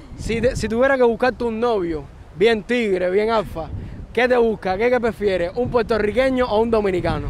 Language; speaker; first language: Spanish; native; Spanish